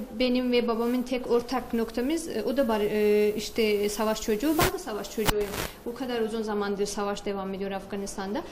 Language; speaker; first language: Turkish; non-native, fluent; Persian